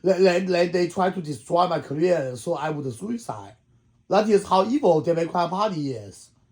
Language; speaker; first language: English; non-native, learner; Chinese